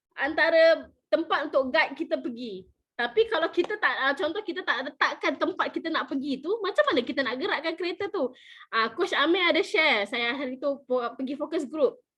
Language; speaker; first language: Malay; native; Malay